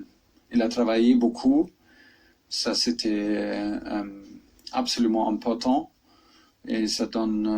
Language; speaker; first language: French; non-native, fluent; German